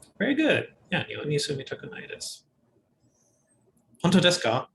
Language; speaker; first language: Japanese; non-native, fluent; English